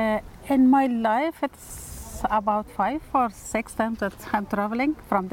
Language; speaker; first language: English; non-native, fluent; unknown